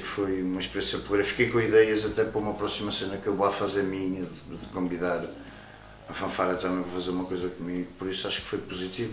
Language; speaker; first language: Portuguese; native; Portuguese